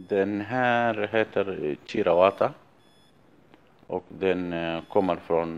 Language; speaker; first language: Swedish; non-native, fluent; Tigrinya